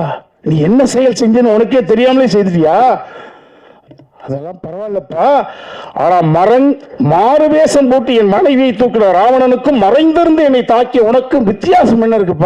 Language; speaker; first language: Tamil; native; Tamil